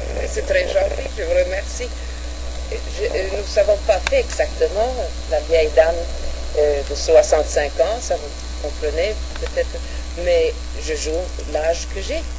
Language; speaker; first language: French; non-native, fluent; Swedish